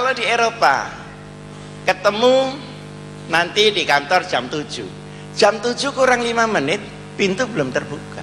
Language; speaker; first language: Indonesian; non-native, local second language; Javanese